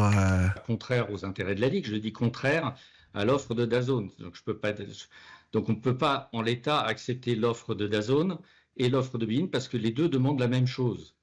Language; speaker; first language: French; native; French